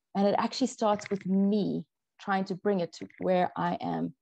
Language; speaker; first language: English; native; English